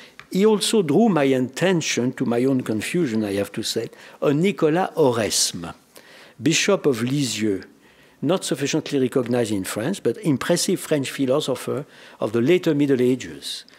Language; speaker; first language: English; non-native, fluent; French